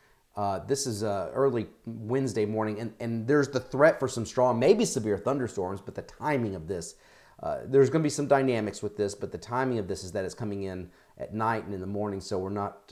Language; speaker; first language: English; native; English